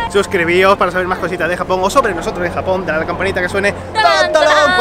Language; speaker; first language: Spanish; native; Spanish